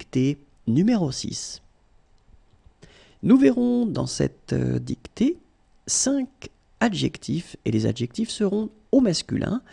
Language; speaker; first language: French; native; French